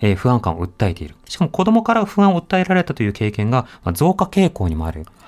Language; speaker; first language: Japanese; native; Japanese